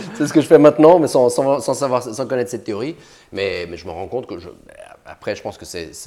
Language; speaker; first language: French; early bilingual, other home language; Portuguese